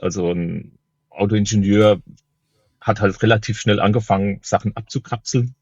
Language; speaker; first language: German; native; German